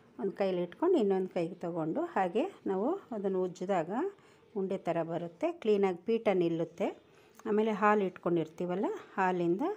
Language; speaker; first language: Kannada; non-native, local second language; Telugu